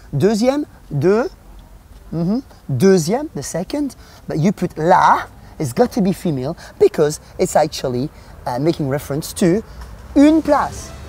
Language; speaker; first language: English; non-native, fluent; French